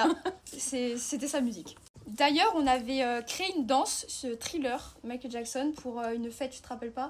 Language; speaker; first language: French; native; French